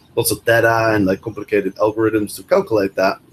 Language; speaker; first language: English; non-native, fluent; Dutch